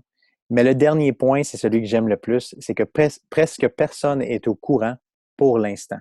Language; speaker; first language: French; native; French